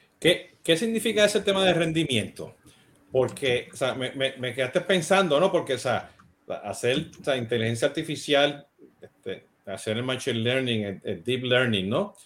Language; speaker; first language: Spanish; native; Spanish